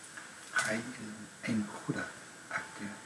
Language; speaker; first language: Dutch; non-native, learner; English